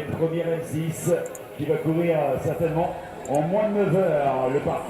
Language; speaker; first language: French; native; French